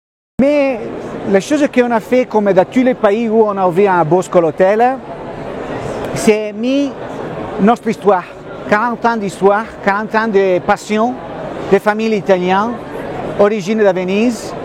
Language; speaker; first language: French; non-native, fluent; Italian